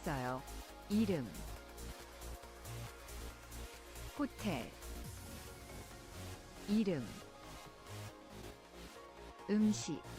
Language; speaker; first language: Korean; non-native, learner; English